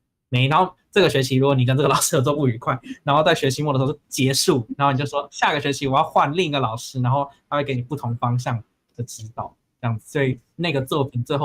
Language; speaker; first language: Chinese; native; Chinese